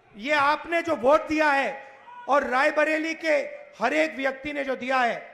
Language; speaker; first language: Hindi; native; Hindi